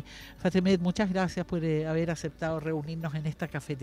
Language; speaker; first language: Spanish; native; Spanish